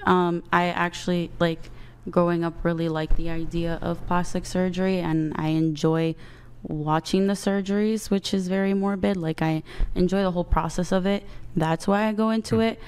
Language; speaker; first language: English; early bilingual, other home language; Portuguese